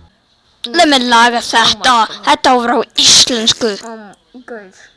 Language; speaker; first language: Icelandic; early bilingual, heritage; Icelandic